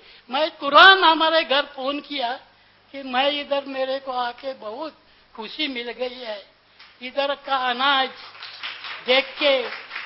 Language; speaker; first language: Hindi; non-native, local second language; Marathi